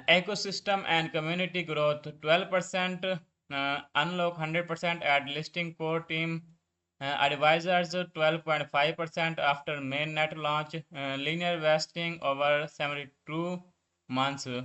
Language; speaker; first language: English; non-native, learner; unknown